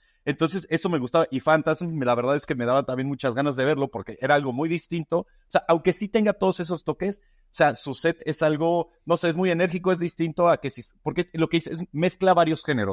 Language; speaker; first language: Spanish; native; Spanish